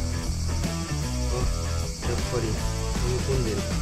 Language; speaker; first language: Japanese; native; Japanese